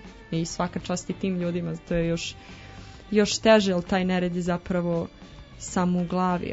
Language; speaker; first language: Serbian; native; Serbian